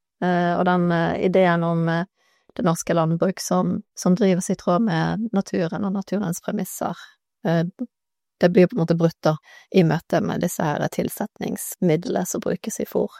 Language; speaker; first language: Norwegian; native; Norwegian